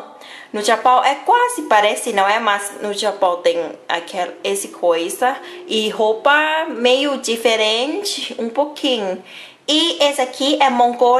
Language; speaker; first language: Portuguese; non-native, fluent; Thai